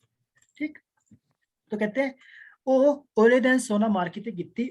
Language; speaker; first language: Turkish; non-native, learner; Urdu